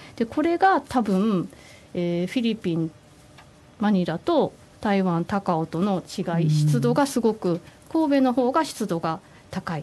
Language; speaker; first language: Japanese; native; Japanese